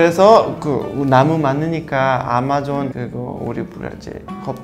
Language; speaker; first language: Korean; non-native, learner; Portuguese